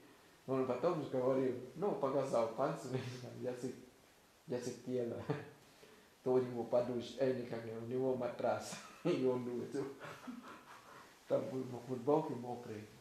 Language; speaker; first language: Russian; non-native, learner; Thai